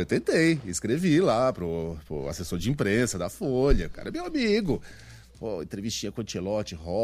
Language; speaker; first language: Portuguese; native; Portuguese